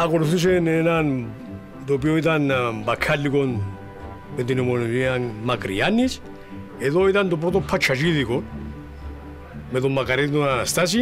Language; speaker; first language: Greek; native; Greek